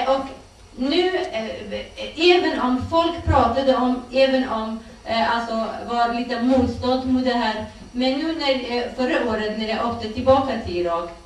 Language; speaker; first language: Swedish; non-native, fluent; Kurdish